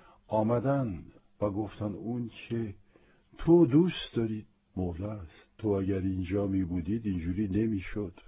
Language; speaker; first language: Persian; non-native, fluent; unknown